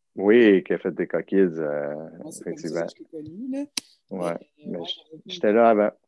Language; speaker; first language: French; native; French